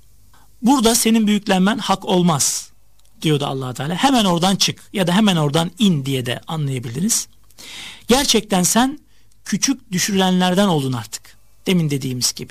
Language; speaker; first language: Turkish; native; Turkish